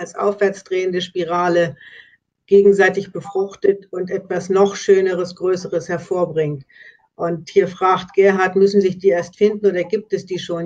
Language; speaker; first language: German; native; German